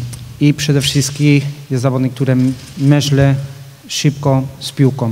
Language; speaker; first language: Polish; non-native, fluent; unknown